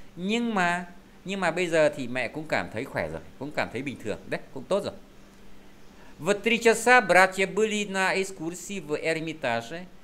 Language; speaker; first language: Vietnamese; native; Vietnamese